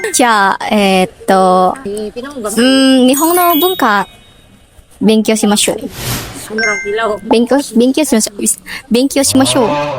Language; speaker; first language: Japanese; non-native, learner; Indonesian